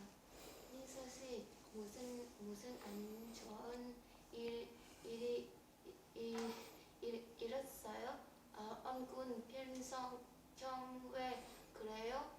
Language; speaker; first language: Korean; non-native, learner; Vietnamese